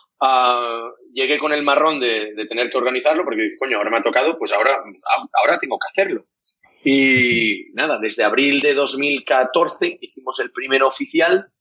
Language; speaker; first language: Spanish; non-native, local second language; Catalan